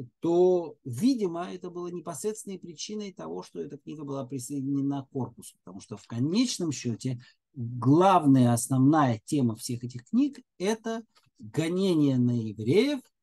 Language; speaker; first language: Russian; native; Russian